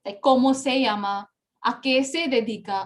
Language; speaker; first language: Spanish; non-native, fluent; Bangla